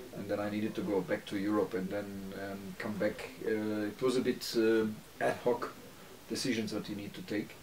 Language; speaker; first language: English; non-native, fluent; Turkish